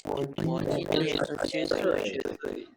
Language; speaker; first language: Chinese; non-native, learner; Malay